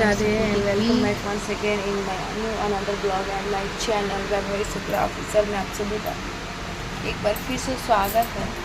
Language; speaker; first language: Hindi; native; Hindi